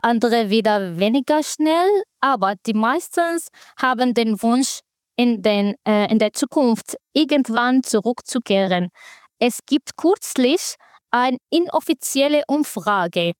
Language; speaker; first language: German; non-native, fluent; Arabic